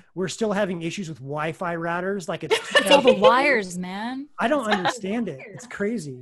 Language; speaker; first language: English; native; English